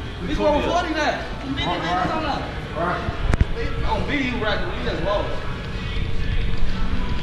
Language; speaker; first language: English; native; English